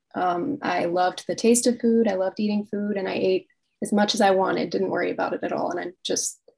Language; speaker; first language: English; native; English